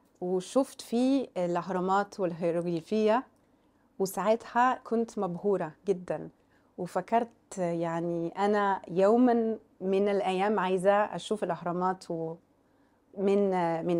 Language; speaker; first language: Arabic; non-native, fluent; French